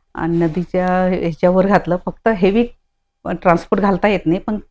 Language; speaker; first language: Marathi; non-native, local second language; Konkani